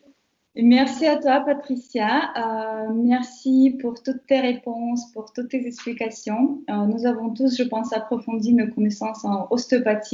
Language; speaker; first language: French; non-native, fluent; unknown